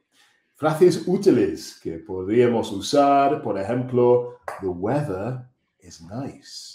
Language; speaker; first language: Spanish; non-native, fluent; English